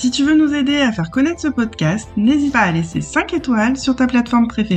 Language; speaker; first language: French; native; French